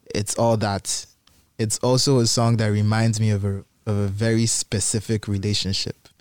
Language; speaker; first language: English; non-native, local second language; Igbo